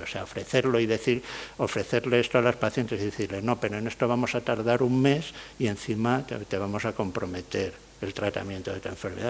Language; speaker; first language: Spanish; native; Spanish